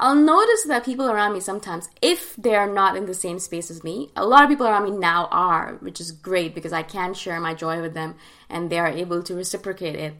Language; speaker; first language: English; native; English